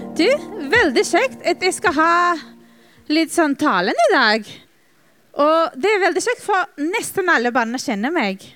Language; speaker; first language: Norwegian; non-native, fluent; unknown